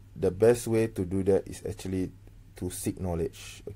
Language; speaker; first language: English; non-native, local second language; Malay